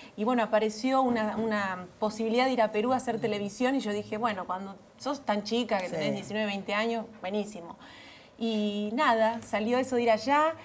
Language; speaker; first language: Spanish; native; Spanish